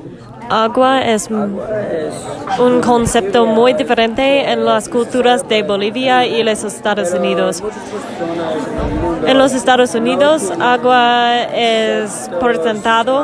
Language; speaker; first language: Spanish; non-native, learner; English